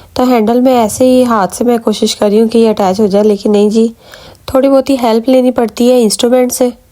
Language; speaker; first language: Urdu; non-native, local second language; Punjabi